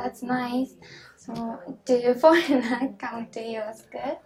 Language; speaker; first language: English; non-native, learner; Japanese